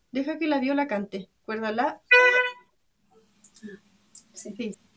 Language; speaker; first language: Spanish; native; Spanish